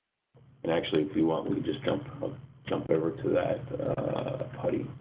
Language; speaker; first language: English; native; English